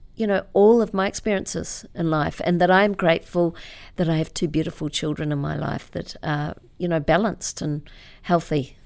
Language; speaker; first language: English; native; English